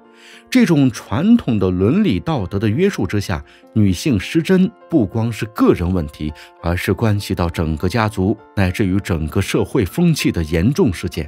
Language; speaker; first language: Chinese; native; Chinese